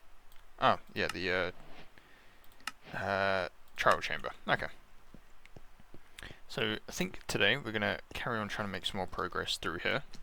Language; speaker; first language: English; native; English